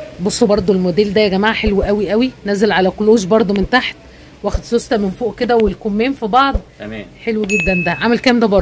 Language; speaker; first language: Arabic; native; Arabic